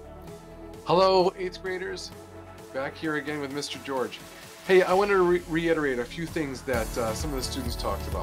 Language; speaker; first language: English; native; English